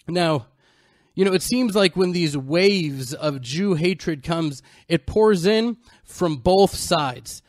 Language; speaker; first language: English; native; English